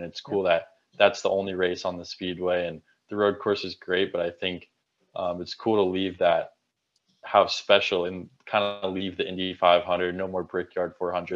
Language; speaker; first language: English; native; English